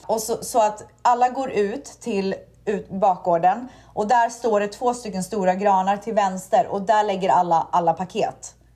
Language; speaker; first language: Swedish; native; Swedish